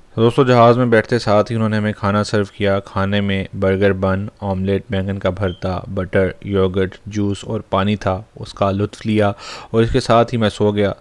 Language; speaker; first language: Urdu; non-native, local second language; Punjabi